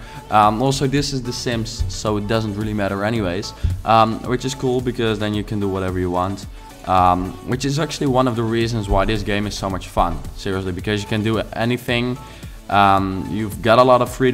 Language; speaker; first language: English; non-native, fluent; Dutch